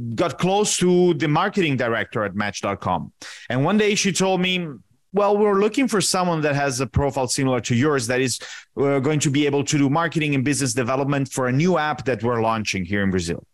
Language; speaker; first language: English; non-native, fluent; Italian